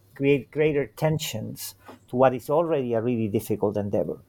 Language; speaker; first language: English; non-native, fluent; Spanish